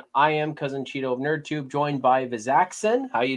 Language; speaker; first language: English; native; English